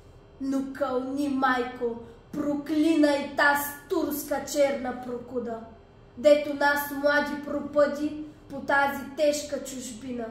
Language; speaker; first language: Bulgarian; native; Bulgarian